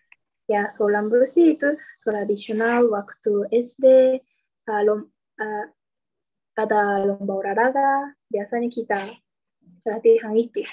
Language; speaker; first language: Indonesian; non-native, learner; Japanese